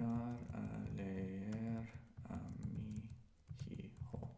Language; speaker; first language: Spanish; non-native, learner; English